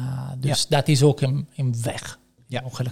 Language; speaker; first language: Dutch; non-native, fluent; Italian